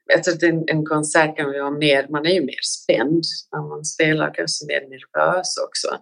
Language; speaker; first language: Swedish; native; Swedish